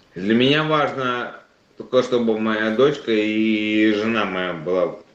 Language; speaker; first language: Russian; native; Russian